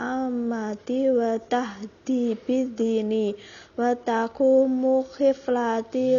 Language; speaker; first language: Arabic; non-native, learner; Indonesian